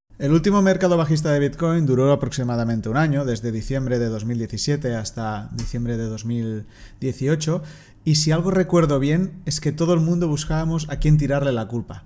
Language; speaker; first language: Spanish; non-native, local second language; Catalan